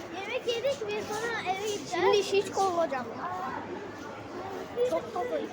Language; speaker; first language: Turkish; early bilingual, heritage; Turkish